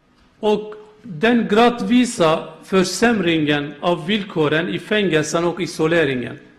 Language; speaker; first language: Swedish; non-native, learner; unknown